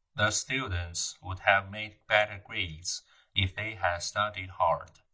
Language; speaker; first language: English; non-native, fluent; Chinese